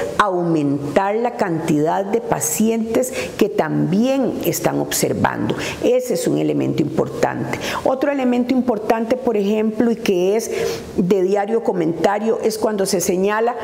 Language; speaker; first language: Spanish; native; Spanish